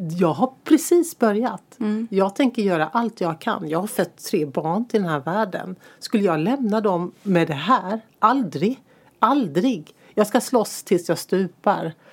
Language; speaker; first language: Swedish; native; Swedish